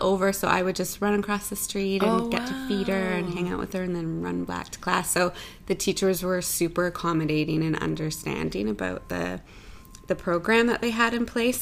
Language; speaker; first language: English; native; English